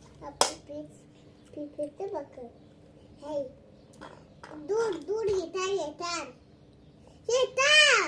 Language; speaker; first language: Turkish; early bilingual, other home language; Persian